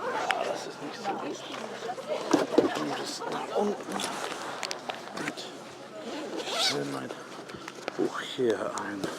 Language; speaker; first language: German; non-native, learner; English